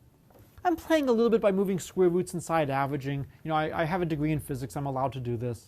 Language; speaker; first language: English; native; English